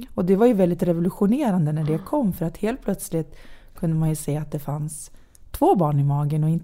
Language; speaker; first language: Swedish; native; Swedish